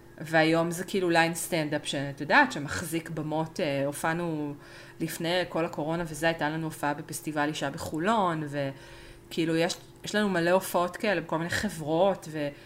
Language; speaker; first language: Hebrew; early bilingual, other home language; Spanish